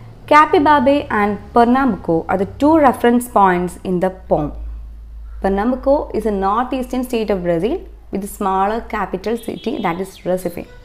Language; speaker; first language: English; non-native, local second language; Malayalam